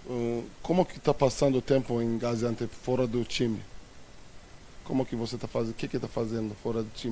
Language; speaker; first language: Portuguese; non-native, fluent; Turkish